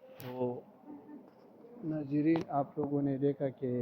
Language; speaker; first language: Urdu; non-native, local second language; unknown